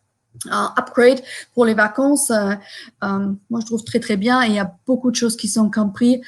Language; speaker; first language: French; non-native, fluent; German